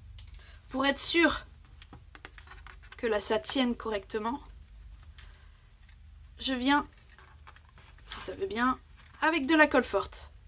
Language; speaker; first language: French; native; French